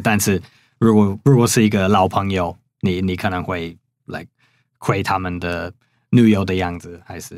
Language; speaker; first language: Chinese; non-native, fluent; English